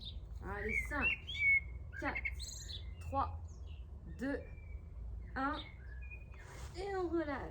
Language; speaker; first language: French; native; French